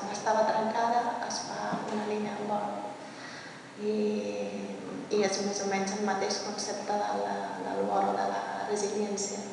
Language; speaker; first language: Catalan; early bilingual, heritage; Catalan